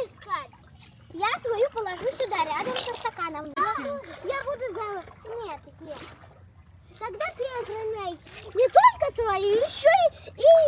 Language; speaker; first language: Russian; native; Russian